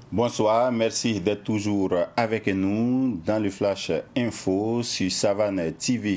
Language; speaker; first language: French; non-native, local second language; Mossi